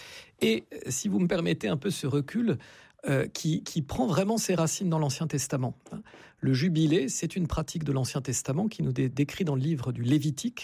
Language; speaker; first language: French; native; French